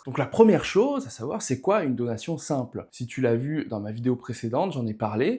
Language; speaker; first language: French; native; French